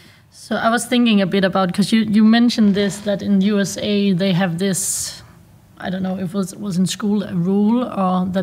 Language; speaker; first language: English; non-native, fluent; Danish